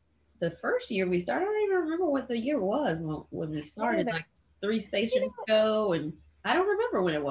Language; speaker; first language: English; native; English